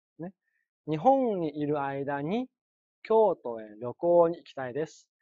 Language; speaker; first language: Japanese; non-native, fluent; Chinese